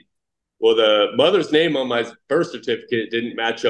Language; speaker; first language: English; native; English